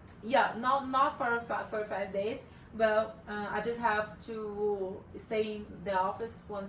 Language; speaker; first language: English; non-native, learner; Portuguese